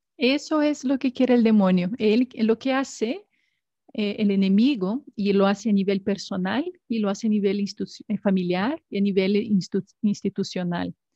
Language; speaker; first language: Spanish; non-native, fluent; Portuguese